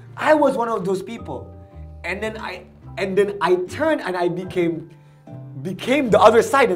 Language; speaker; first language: English; early bilingual, other home language; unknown